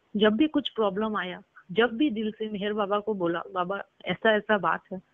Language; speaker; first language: Hindi; native; Hindi